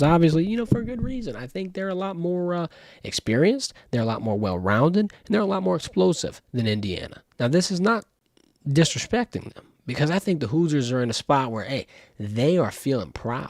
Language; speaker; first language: English; native; English